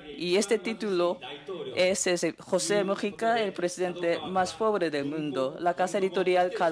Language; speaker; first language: Spanish; non-native, fluent; Japanese